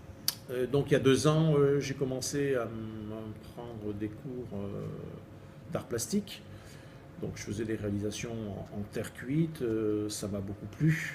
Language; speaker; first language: French; native; French